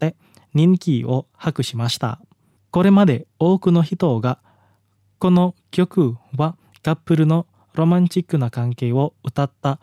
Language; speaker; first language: Japanese; non-native, fluent; Indonesian